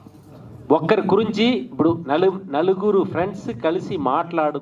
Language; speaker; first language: Telugu; native; Telugu